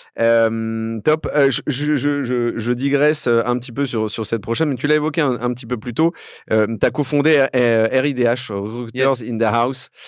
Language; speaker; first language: French; native; French